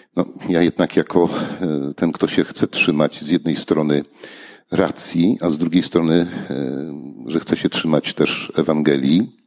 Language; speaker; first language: Polish; native; Polish